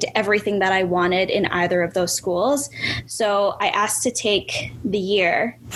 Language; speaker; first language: English; native; English